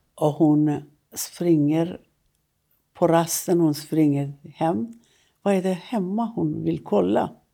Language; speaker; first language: Swedish; non-native, fluent; Persian